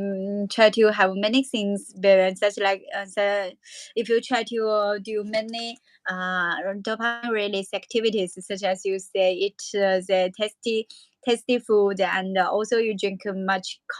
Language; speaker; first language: English; non-native, learner; Chinese